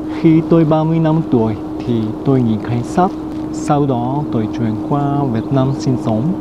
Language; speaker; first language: Vietnamese; non-native, fluent; Japanese